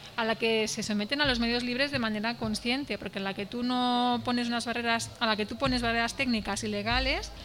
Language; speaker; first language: Spanish; non-native, local second language; Catalan